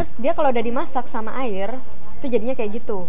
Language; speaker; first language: Indonesian; native; Indonesian